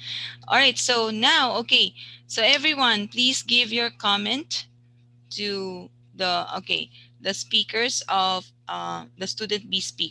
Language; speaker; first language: English; non-native, fluent; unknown